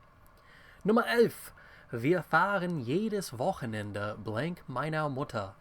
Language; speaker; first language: German; non-native, fluent; English